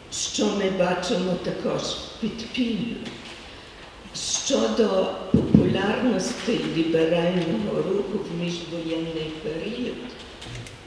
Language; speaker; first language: Ukrainian; early bilingual, heritage; Ukrainian